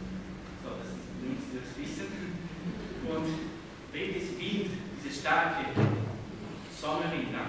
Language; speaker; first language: German; non-native, fluent; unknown